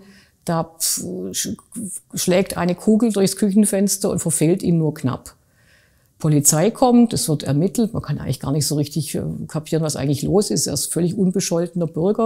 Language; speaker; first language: German; native; German